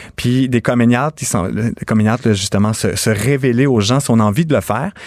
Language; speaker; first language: French; native; French